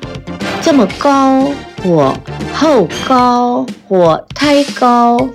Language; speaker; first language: Chinese; non-native, fluent; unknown